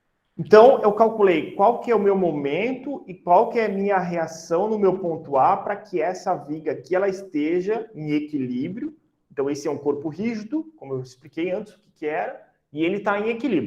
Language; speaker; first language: Portuguese; native; Portuguese